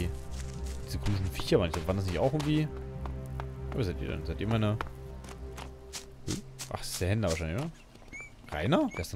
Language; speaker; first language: German; native; German